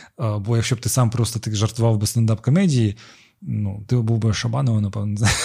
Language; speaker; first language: Ukrainian; non-native, local second language; Russian